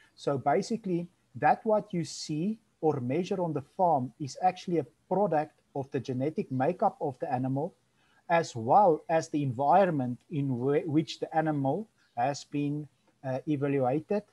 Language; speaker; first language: English; non-native, local second language; Afrikaans